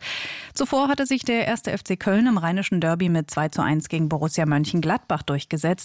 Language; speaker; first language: German; native; German